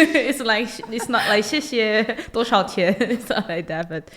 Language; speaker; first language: English; non-native, learner; Chinese